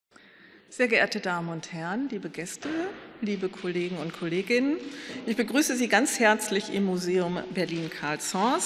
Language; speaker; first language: German; native; German